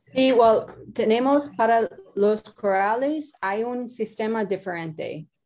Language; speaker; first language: Spanish; non-native, learner; English